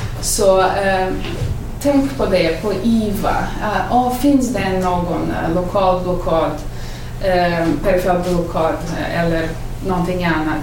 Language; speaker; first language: Swedish; non-native, fluent; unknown